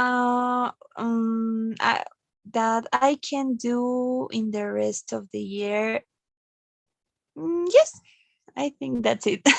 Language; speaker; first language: English; non-native, learner; Spanish